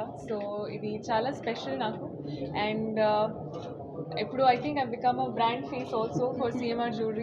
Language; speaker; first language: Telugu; non-native, fluent; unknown